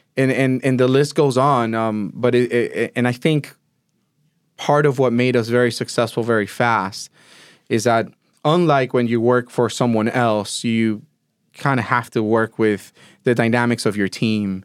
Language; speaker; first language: English; early bilingual, other home language; Spanish